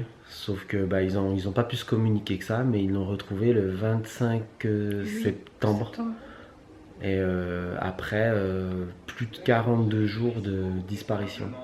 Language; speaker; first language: French; native; French